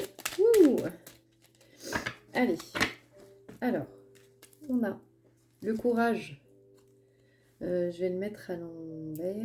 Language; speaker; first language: French; native; French